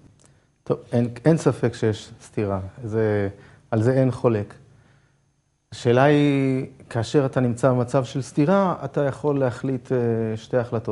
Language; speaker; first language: Hebrew; native; Hebrew